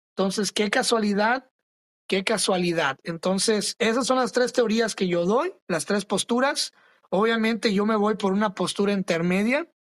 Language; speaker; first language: Spanish; early bilingual, other home language; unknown